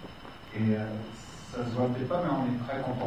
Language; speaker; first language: French; native; French